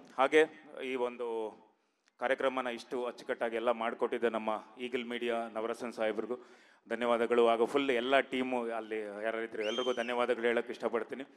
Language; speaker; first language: Kannada; native; Kannada